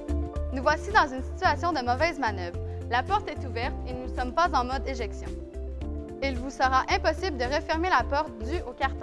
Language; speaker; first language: French; native; French